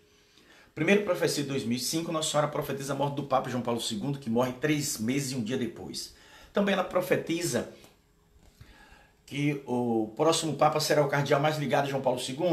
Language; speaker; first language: Portuguese; native; Portuguese